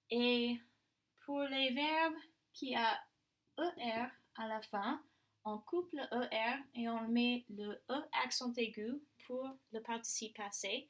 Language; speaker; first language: French; non-native, fluent; English